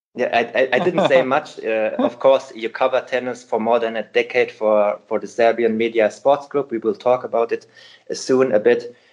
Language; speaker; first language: English; non-native, fluent; German